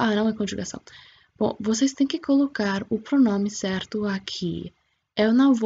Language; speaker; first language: Portuguese; non-native, fluent; English